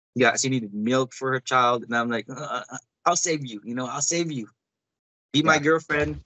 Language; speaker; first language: English; non-native, local second language; Cebuano